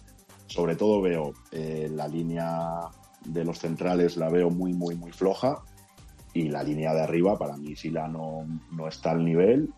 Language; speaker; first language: Spanish; native; Spanish